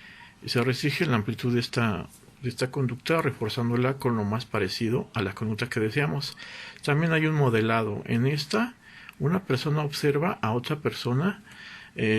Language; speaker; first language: Spanish; native; Spanish